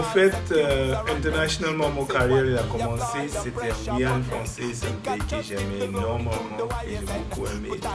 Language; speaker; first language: French; non-native, fluent; English